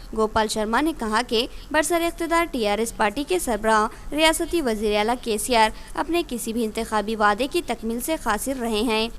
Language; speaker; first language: Urdu; native; Urdu